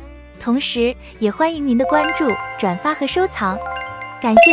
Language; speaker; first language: Chinese; native; Chinese